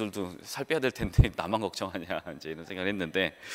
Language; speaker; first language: Korean; native; Korean